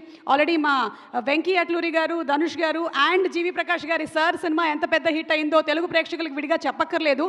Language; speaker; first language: Telugu; native; Telugu